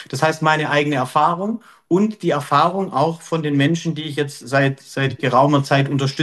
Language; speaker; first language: German; native; German